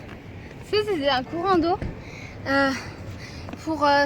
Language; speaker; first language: French; native; French